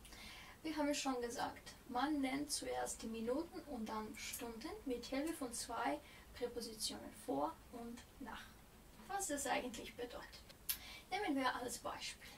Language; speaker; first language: German; non-native, fluent; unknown